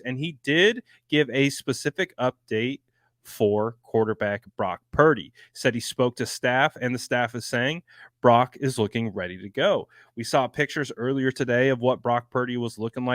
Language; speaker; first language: English; native; English